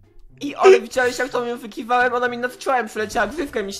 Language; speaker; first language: Polish; native; Polish